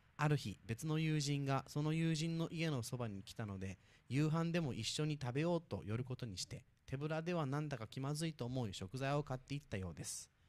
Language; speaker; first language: Japanese; native; Japanese